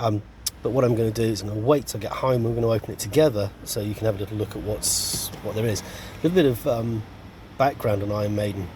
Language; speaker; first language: English; native; English